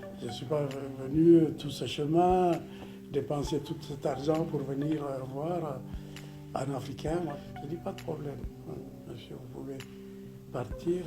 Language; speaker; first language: French; non-native, fluent; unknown